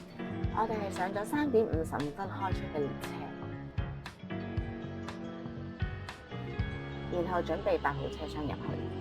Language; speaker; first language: Cantonese; native; Cantonese